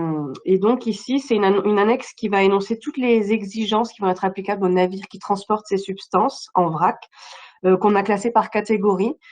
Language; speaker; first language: French; native; French